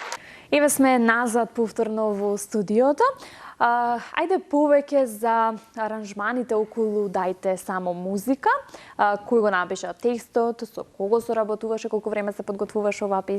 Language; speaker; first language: Macedonian; native; Macedonian